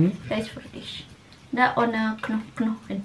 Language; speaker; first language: German; non-native, learner; Indonesian